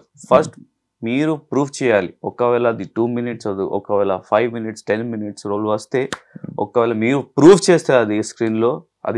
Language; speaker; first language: Telugu; non-native, local second language; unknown